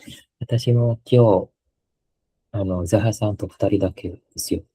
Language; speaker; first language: Japanese; non-native, fluent; Indonesian